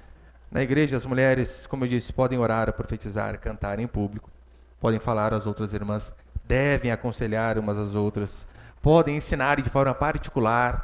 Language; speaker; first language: Portuguese; native; Portuguese